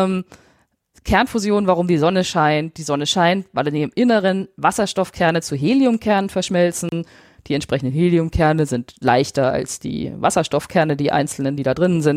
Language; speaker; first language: German; native; German